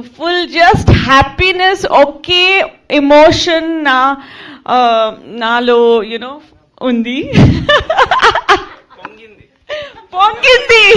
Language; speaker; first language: Telugu; non-native, local second language; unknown